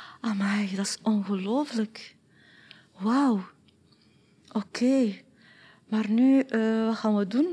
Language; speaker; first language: Dutch; non-native, learner; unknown